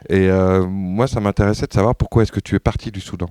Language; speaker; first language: French; native; French